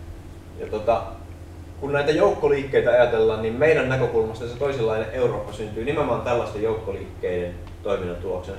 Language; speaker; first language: Finnish; native; Finnish